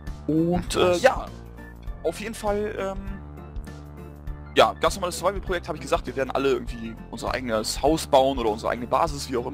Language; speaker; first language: German; native; German